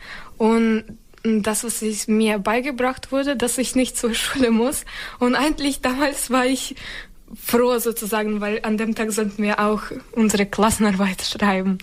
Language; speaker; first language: German; non-native, fluent; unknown